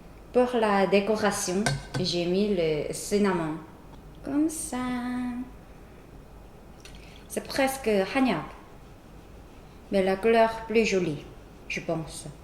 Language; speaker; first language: French; non-native, learner; Korean